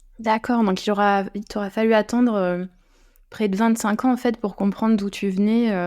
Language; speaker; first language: French; native; French